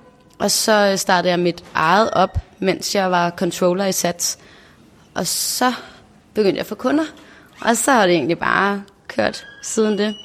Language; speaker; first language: Danish; native; Danish